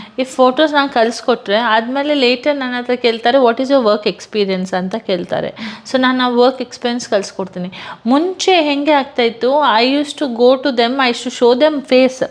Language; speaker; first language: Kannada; non-native, local second language; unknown